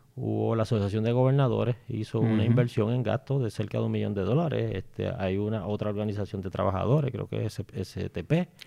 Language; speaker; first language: Spanish; native; Spanish